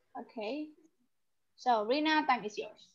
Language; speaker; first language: English; non-native, learner; Indonesian